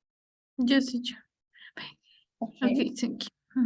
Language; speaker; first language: English; non-native, learner; Spanish